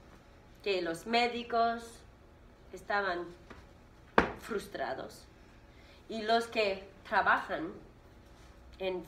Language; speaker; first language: Spanish; non-native, fluent; English